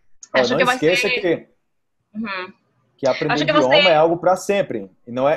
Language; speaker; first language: Portuguese; native; Portuguese